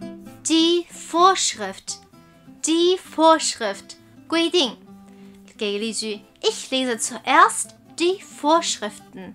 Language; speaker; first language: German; non-native, fluent; Chinese